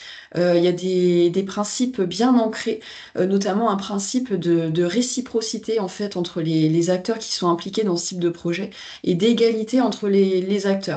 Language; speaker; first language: French; native; French